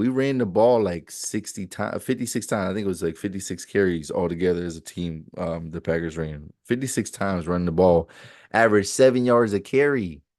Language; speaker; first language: English; native; English